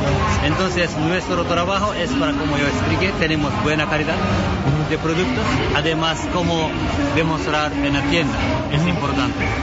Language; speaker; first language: Spanish; non-native, learner; Japanese